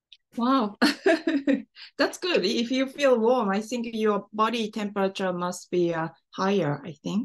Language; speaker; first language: English; non-native, fluent; Japanese